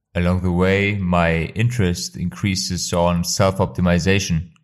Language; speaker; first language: English; non-native, fluent; Albanian